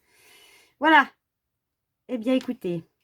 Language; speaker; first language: French; native; French